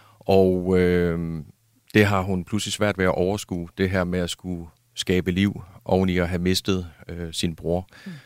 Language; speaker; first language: Danish; native; Danish